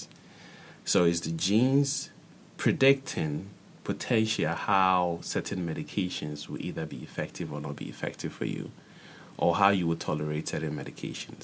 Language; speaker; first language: English; non-native, local second language; Akan